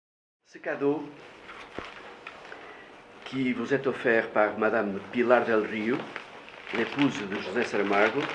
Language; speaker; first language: French; non-native, fluent; Portuguese